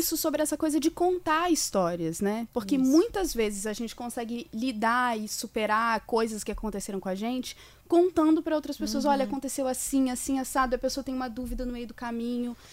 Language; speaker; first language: Portuguese; native; Portuguese